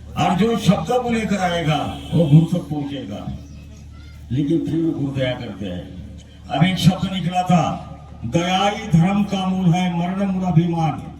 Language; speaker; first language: Hindi; non-native, local second language; Marathi